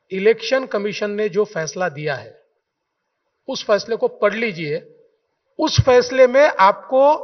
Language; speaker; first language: Hindi; non-native, local second language; Marathi